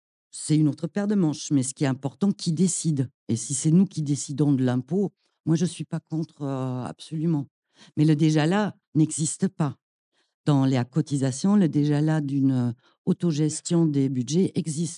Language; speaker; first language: French; non-native, fluent; German